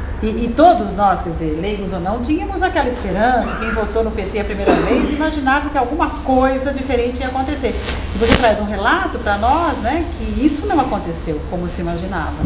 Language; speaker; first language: Portuguese; native; Portuguese